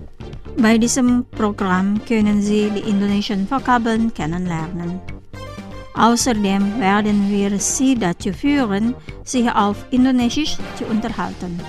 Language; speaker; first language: German; non-native, fluent; Indonesian